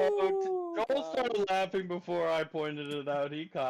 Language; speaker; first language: English; native; English